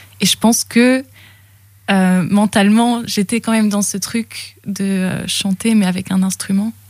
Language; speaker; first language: French; early bilingual, other home language; English